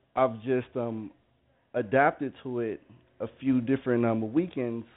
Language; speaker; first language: English; native; English